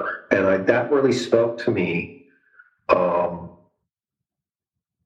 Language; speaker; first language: English; native; English